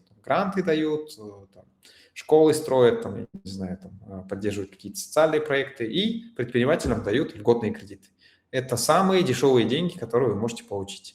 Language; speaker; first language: Russian; non-native, local second language; Kyrgyz